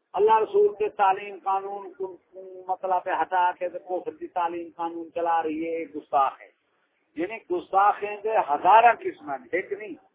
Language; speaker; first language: Urdu; non-native, local second language; Punjabi